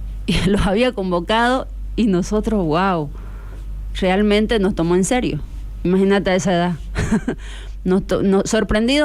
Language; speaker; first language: Spanish; native; Spanish